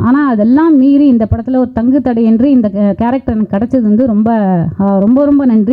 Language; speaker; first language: Tamil; native; Tamil